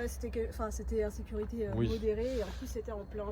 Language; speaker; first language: French; native; French